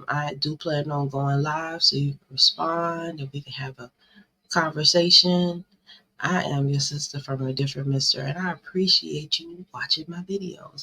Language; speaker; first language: English; native; English